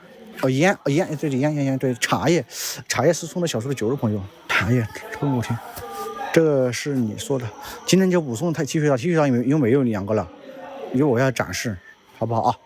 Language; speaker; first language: Chinese; native; Chinese